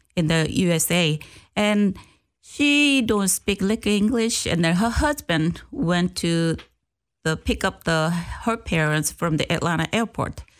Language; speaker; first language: English; non-native, learner; Korean